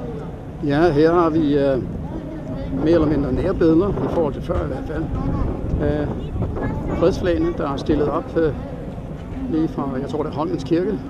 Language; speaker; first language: Danish; native; Danish